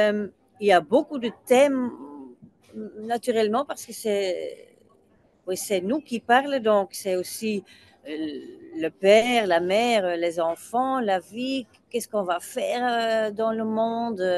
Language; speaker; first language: French; non-native, local second language; Dutch